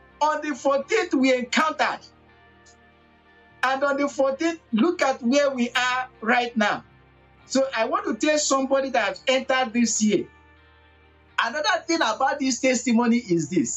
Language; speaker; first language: English; non-native, local second language; Igbo